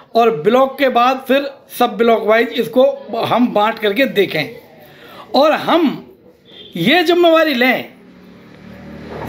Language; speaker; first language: Hindi; native; Hindi